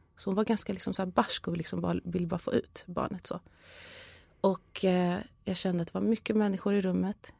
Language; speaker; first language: Swedish; early bilingual, other home language; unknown